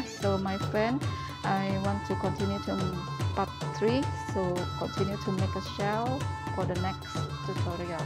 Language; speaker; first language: English; non-native, learner; Indonesian